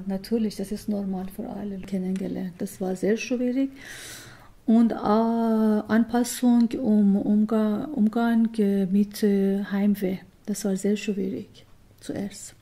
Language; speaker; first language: German; non-native, learner; Persian